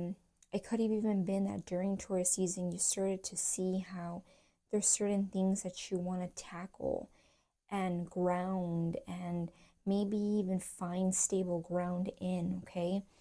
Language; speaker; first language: English; native; English